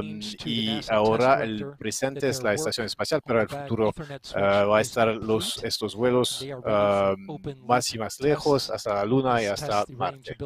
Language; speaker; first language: Spanish; non-native, fluent; French